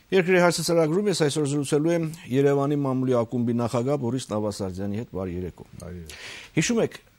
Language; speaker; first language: Armenian; native; Armenian